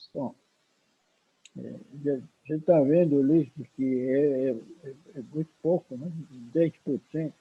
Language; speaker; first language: Portuguese; non-native, fluent; Spanish